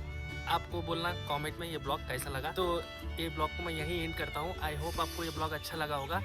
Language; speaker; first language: Hindi; non-native, local second language; Bangla